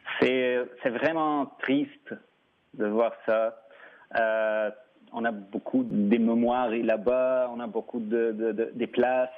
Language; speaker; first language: French; non-native, fluent; Arabic